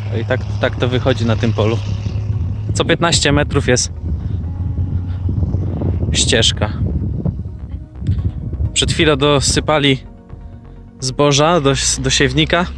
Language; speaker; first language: Polish; native; Polish